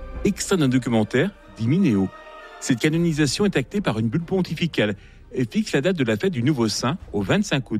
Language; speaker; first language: French; native; French